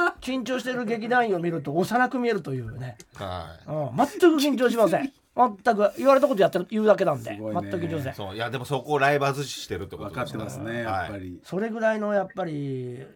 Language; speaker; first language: Japanese; native; Japanese